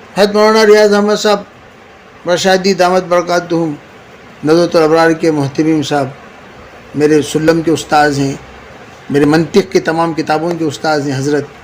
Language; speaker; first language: Urdu; non-native, local second language; Tamil